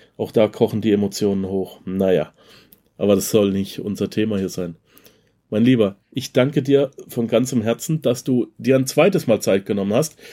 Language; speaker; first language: German; native; German